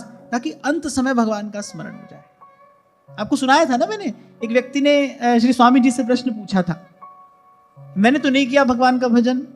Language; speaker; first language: Hindi; native; Hindi